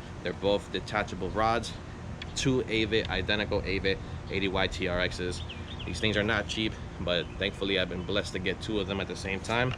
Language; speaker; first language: English; native; English